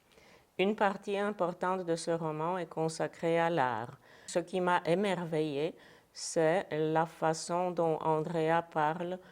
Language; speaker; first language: French; non-native, fluent; Polish